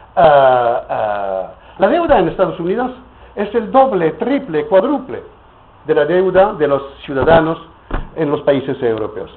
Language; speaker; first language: Spanish; non-native, fluent; French